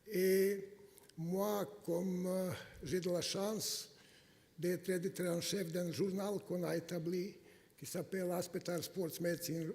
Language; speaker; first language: French; non-native, fluent; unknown